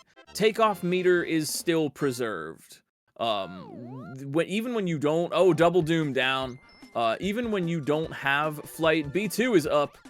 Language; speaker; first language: English; native; English